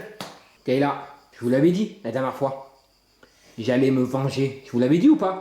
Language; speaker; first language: French; native; French